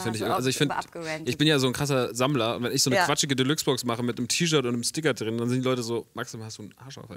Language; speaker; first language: German; native; German